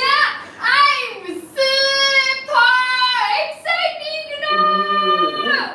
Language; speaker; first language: English; non-native, learner; Japanese